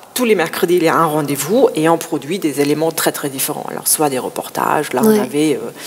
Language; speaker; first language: French; non-native, fluent; German